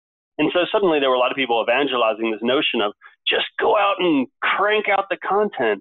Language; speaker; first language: English; native; English